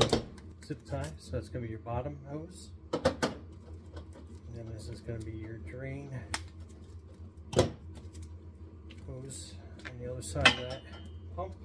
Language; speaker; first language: English; native; English